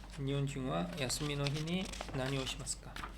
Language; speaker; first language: Japanese; non-native, learner; Korean